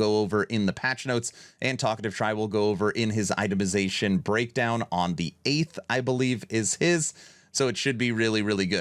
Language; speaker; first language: English; native; English